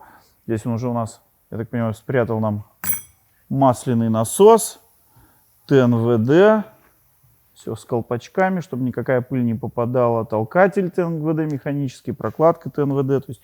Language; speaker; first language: Russian; native; Russian